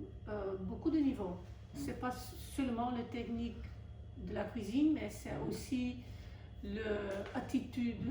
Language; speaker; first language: French; non-native, fluent; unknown